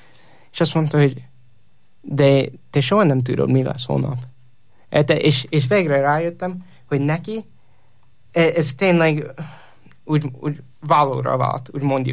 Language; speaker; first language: Hungarian; non-native, fluent; English